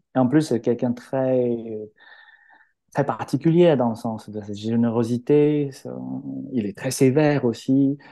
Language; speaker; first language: French; non-native, fluent; Chinese